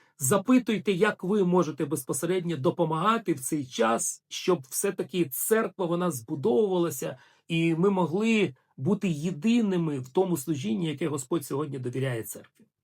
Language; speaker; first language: Ukrainian; non-native, local second language; Russian